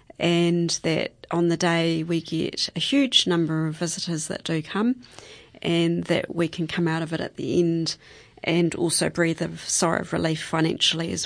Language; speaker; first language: English; native; English